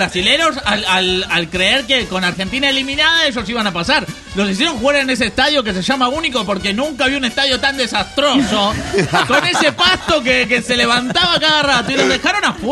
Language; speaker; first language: Spanish; native; Spanish